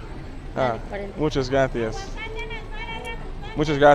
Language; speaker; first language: Spanish; non-native, learner; English